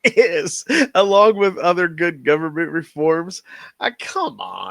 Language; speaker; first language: English; native; English